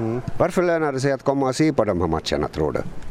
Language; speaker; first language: Swedish; native; Swedish